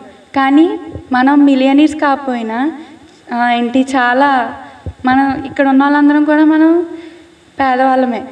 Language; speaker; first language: Telugu; native; Telugu